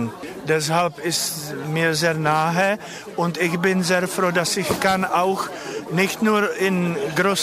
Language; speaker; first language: German; non-native, fluent; Czech